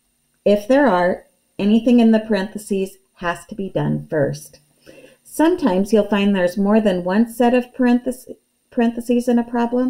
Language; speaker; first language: English; native; English